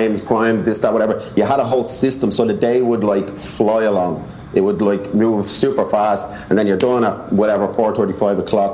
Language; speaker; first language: English; native; English